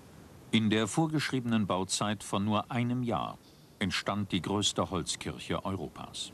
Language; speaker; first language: German; native; German